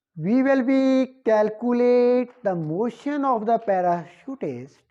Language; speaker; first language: English; non-native, local second language; Punjabi